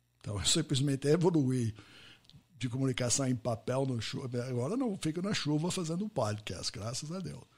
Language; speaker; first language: Portuguese; non-native, fluent; English